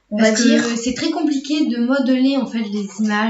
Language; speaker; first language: French; native; French